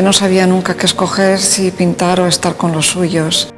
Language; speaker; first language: Spanish; native; Spanish